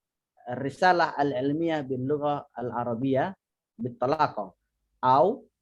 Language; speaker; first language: Arabic; non-native, fluent; Indonesian